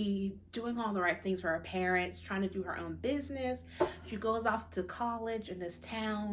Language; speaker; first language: English; native; English